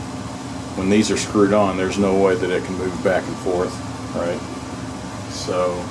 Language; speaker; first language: English; native; English